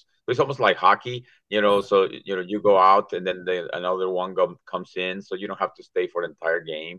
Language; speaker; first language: English; non-native, fluent; Spanish